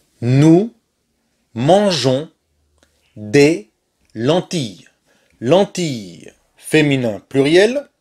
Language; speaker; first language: French; non-native, fluent; Spanish